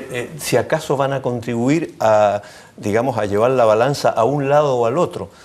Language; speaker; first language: Spanish; native; Spanish